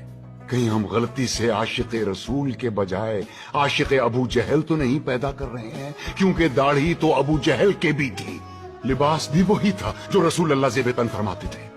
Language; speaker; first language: Urdu; native; Urdu